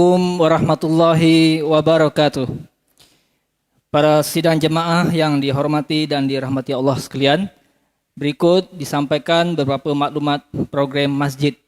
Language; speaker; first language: Malay; native; Malay